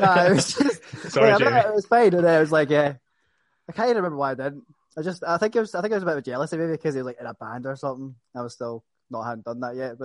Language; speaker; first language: English; native; English